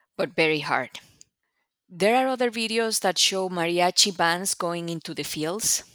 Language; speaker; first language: English; non-native, fluent; Spanish